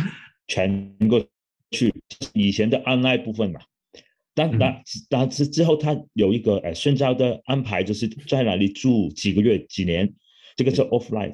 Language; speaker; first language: Chinese; non-native, local second language; Cantonese